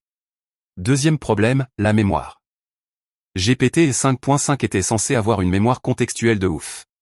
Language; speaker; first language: French; native; French